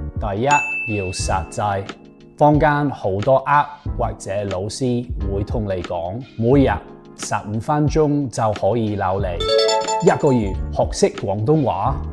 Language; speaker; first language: Cantonese; non-native, fluent; English